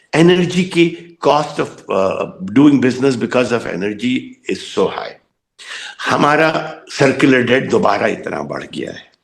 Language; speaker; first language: Urdu; native; Urdu